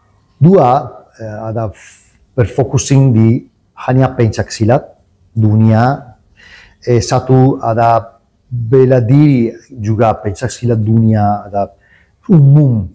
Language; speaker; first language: Indonesian; non-native, learner; Italian